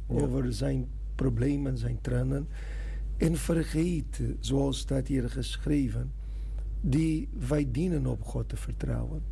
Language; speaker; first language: Dutch; non-native, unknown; Portuguese